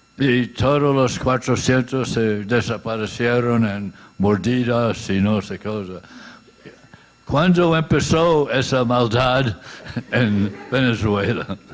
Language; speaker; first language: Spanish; non-native, learner; English